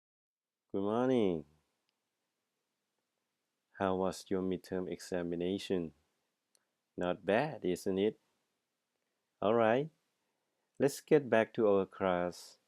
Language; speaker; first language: English; non-native, fluent; Thai